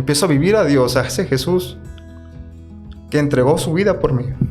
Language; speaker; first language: Spanish; native; Spanish